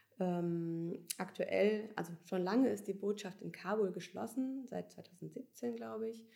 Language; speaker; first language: German; native; German